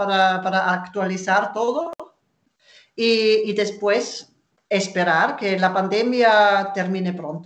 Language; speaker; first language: Spanish; non-native, fluent; German